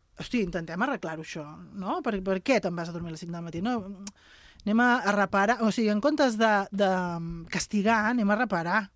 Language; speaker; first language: Catalan; native; Catalan